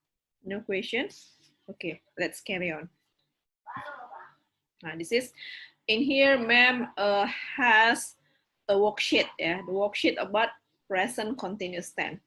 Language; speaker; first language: English; non-native, fluent; Indonesian